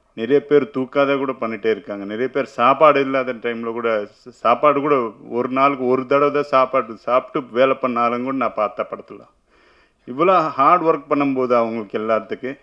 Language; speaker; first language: Tamil; non-native, learner; Telugu